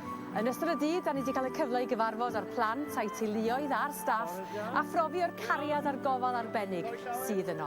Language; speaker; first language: Welsh; native; Welsh